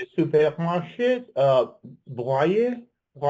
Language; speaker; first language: French; non-native, learner; English